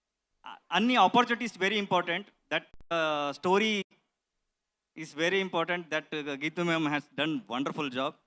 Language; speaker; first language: Telugu; non-native, learner; Kannada